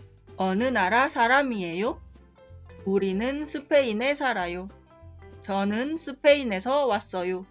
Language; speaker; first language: Korean; non-native, fluent; Spanish